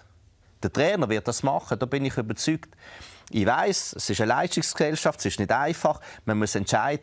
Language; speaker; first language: German; native; German